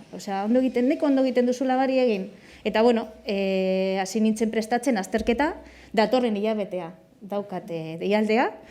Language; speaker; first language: Basque; non-native, local second language; Spanish